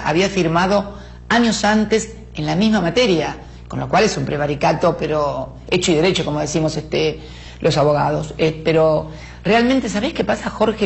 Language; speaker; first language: Spanish; native; Spanish